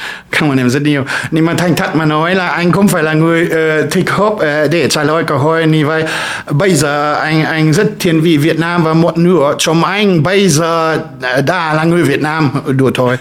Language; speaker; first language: Vietnamese; non-native, fluent; German